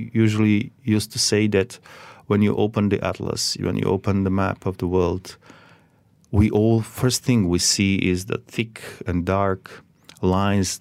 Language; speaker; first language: English; non-native, fluent; Macedonian